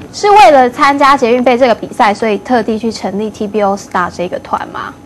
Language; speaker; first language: Chinese; native; Chinese